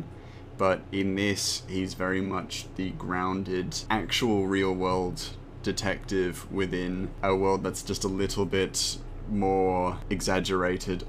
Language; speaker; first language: English; native; English